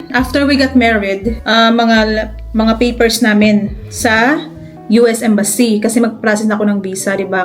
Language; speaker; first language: Filipino; native; Filipino